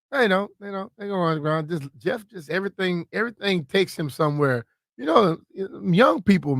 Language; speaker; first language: English; native; English